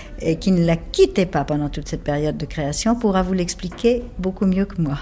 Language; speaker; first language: French; native; French